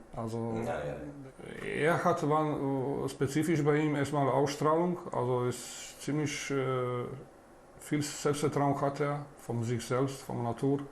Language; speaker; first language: German; non-native, fluent; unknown